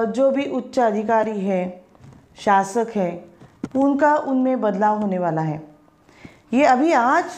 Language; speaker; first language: Hindi; non-native, local second language; Marathi